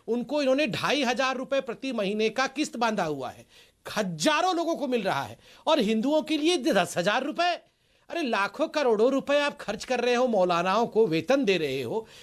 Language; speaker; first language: Hindi; non-native, local second language; Odia